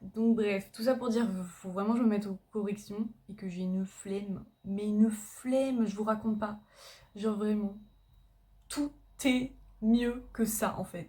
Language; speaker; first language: French; native; French